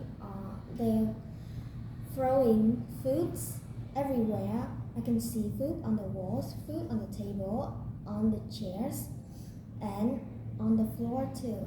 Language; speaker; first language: English; non-native, learner; Vietnamese